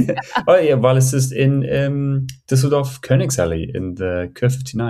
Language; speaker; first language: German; non-native, fluent; English